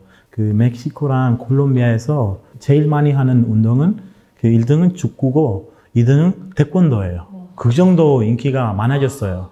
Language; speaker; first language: Korean; non-native, fluent; Spanish